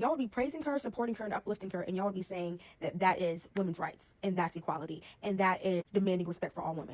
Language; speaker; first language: English; native; English